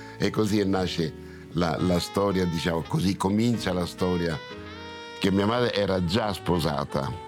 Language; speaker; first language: Italian; early bilingual, other home language; Russian